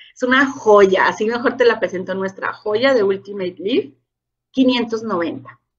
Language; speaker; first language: Spanish; native; Spanish